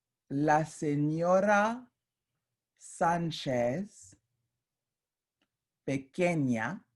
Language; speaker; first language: Spanish; non-native, fluent; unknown